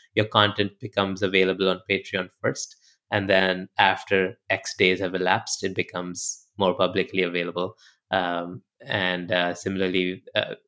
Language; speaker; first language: English; non-native, local second language; Hindi